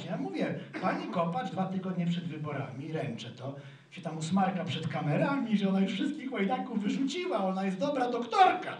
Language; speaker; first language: Polish; native; Polish